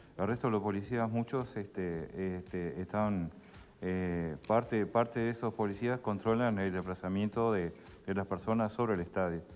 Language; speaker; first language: Spanish; native; Spanish